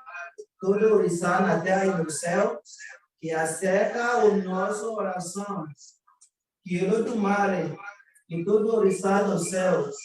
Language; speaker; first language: Portuguese; non-native, learner; Yoruba